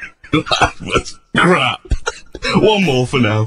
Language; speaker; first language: English; native; English